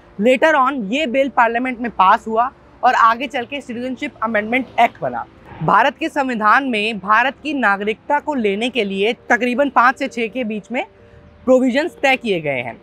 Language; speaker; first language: Hindi; native; Hindi